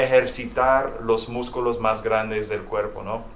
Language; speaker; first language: Spanish; non-native, fluent; English